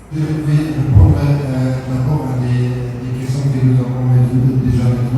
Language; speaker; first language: French; non-native, fluent; German